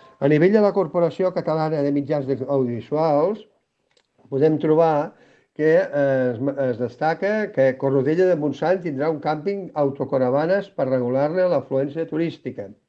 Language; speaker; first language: Catalan; native; Catalan